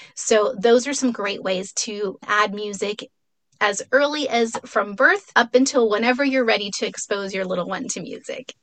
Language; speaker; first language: English; non-native, fluent; Spanish